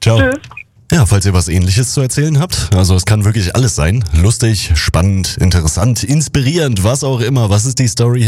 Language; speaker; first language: German; native; German